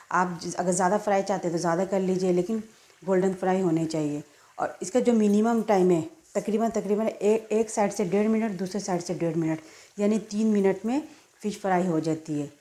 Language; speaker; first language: Urdu; native; Urdu